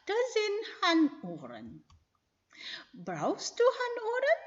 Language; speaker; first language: German; non-native, fluent; Indonesian